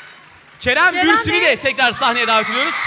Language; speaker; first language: Turkish; native; Turkish